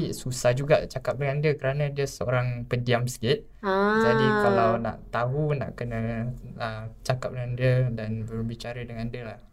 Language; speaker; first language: Malay; native; Malay